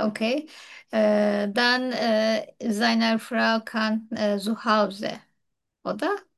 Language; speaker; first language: German; non-native, learner; Turkish